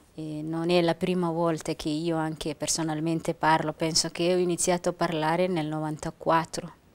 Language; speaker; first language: Italian; non-native, fluent; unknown